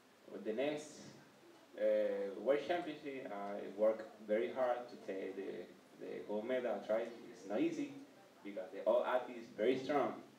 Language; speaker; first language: English; non-native, learner; Spanish